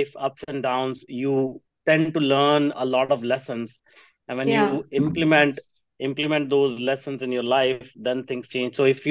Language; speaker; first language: English; non-native, local second language; Punjabi